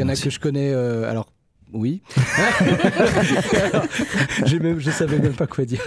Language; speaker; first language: French; native; French